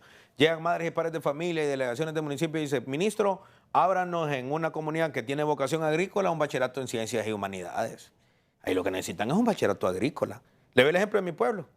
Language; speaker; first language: Spanish; native; Spanish